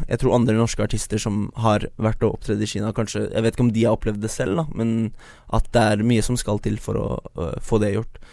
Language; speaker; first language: Norwegian; early bilingual, other home language; Chinese